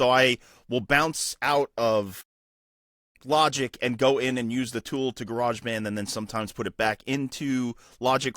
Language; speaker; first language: English; native; English